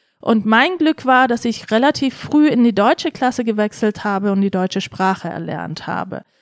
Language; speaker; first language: German; early bilingual, other home language; Turkish